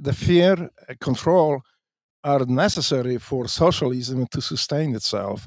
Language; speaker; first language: English; non-native, fluent; Polish